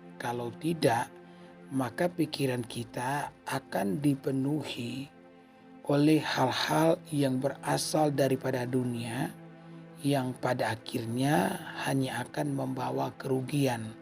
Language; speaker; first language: Indonesian; native; Indonesian